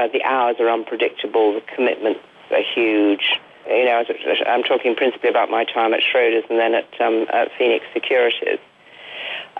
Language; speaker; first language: English; native; English